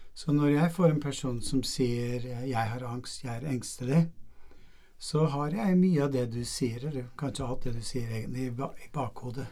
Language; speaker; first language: Norwegian; non-native, fluent; English